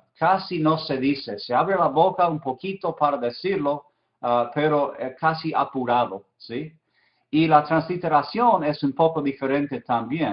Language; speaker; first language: Spanish; non-native, fluent; English